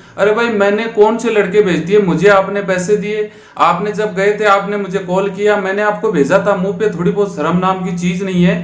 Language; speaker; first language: Hindi; native; Hindi